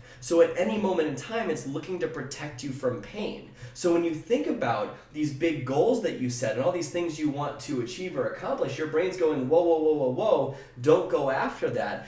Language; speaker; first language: English; native; English